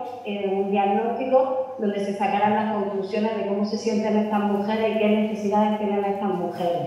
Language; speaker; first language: Spanish; native; Spanish